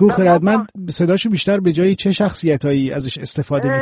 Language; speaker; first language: Persian; native; Persian